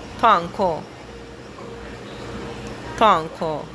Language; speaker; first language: Korean; native; Korean